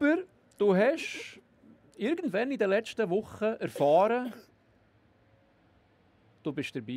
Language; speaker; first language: German; native; German